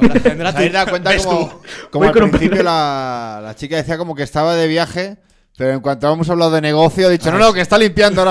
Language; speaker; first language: Spanish; native; Spanish